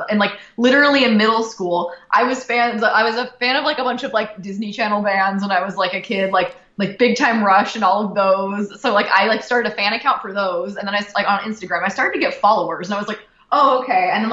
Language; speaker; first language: English; native; English